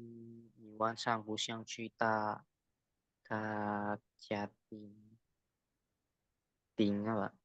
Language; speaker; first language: Chinese; non-native, learner; Indonesian